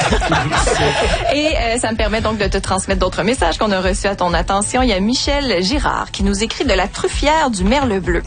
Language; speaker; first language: French; native; French